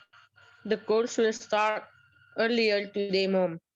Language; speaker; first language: English; non-native, learner; Indonesian